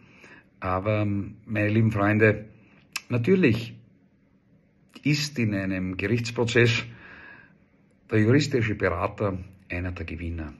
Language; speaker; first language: German; native; German